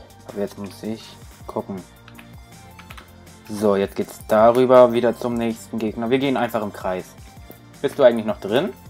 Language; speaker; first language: German; native; German